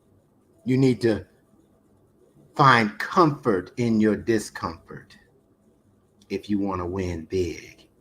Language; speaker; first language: English; native; English